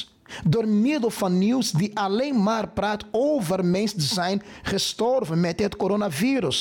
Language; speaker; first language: Dutch; non-native, fluent; Portuguese